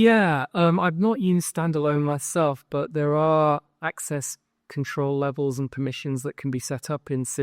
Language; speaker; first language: English; native; English